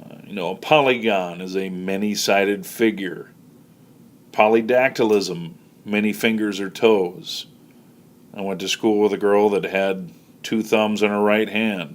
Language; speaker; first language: English; native; English